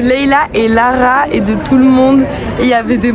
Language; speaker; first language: French; native; French